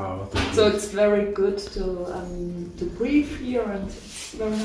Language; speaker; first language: English; non-native, learner; German